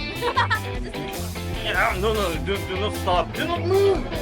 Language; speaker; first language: English; non-native, learner; Japanese